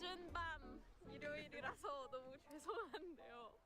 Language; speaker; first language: Korean; non-native, fluent; French